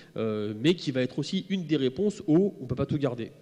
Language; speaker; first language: French; native; French